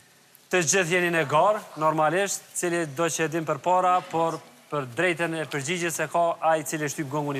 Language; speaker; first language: Albanian; native; Albanian